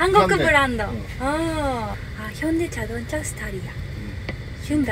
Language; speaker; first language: Korean; non-native, learner; Japanese